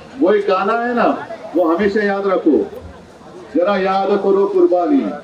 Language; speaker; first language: Hindi; non-native, local second language; Marathi